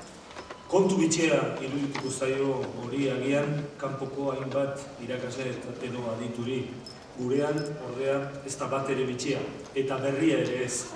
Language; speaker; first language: Basque; native; Basque